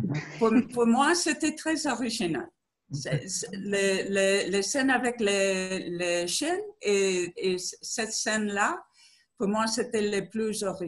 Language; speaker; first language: French; non-native, learner; Spanish